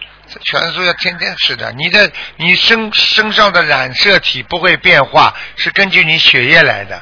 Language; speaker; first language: Chinese; native; Chinese